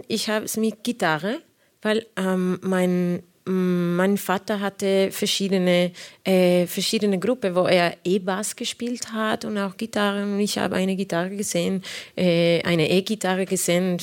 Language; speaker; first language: German; non-native, fluent; Spanish